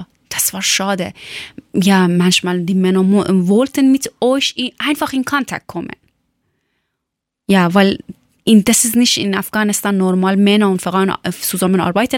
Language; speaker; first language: German; non-native, learner; Persian